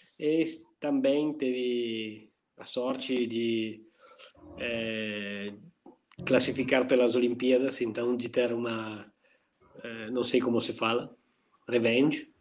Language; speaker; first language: Portuguese; non-native, fluent; Italian